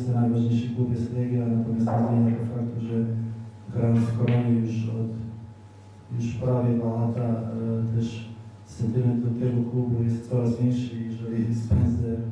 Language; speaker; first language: Polish; non-native, fluent; Serbian